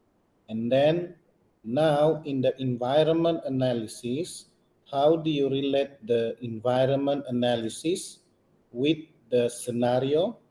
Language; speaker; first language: English; non-native, local second language; Malay